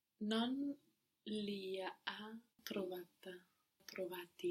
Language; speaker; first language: Italian; non-native, learner; English